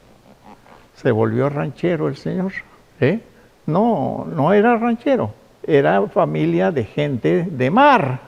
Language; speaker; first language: Spanish; native; Spanish